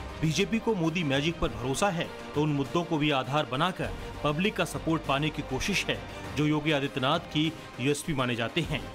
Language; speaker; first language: Hindi; native; Hindi